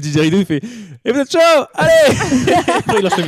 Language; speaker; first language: French; native; French